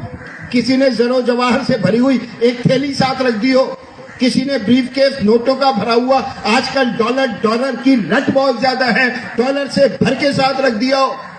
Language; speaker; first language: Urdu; non-native, local second language; Punjabi